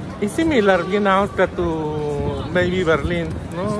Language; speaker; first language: English; non-native, learner; Spanish